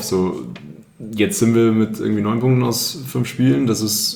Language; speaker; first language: German; native; German